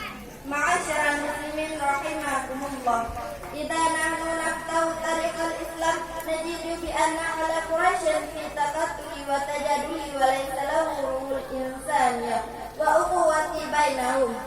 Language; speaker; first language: Arabic; non-native, learner; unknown